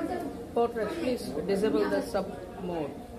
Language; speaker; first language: English; non-native, learner; Hindi